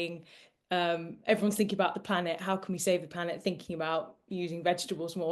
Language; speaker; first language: English; native; English